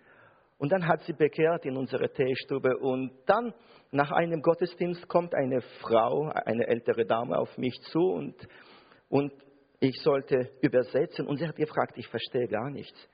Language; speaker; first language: German; non-native, fluent; Russian